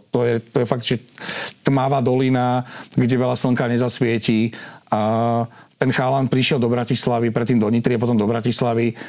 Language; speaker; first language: Slovak; native; Slovak